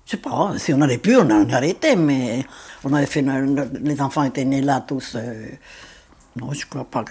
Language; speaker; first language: French; non-native, fluent; Spanish